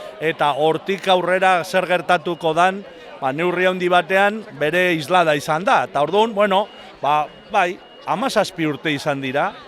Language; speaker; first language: Basque; non-native, local second language; Spanish